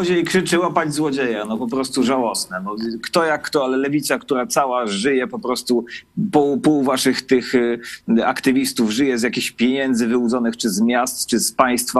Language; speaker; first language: Polish; native; Polish